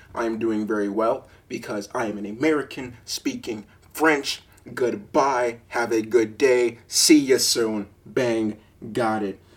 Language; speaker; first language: English; native; English